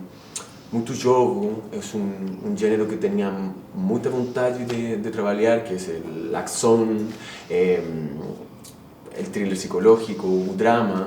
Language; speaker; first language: Portuguese; non-native, fluent; Spanish